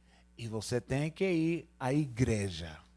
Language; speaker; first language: Portuguese; non-native, learner; Spanish